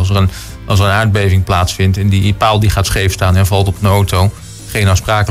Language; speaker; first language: Dutch; native; Dutch